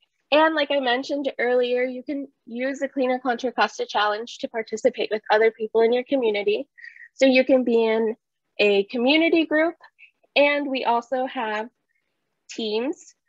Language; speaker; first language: English; early bilingual, other home language; Spanish